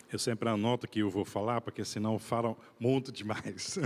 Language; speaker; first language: Portuguese; non-native, fluent; Dutch